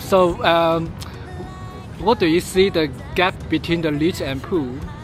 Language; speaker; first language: English; non-native, learner; Chinese